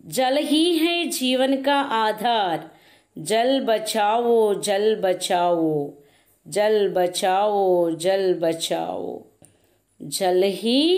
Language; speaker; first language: Hindi; non-native, local second language; Telugu